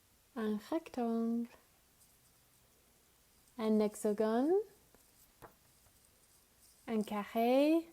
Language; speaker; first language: French; non-native, fluent; English